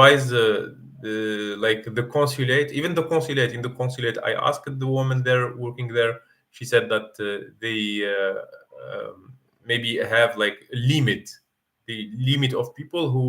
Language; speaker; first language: English; non-native, fluent; Arabic